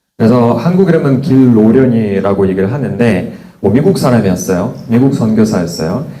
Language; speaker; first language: Korean; non-native, fluent; Russian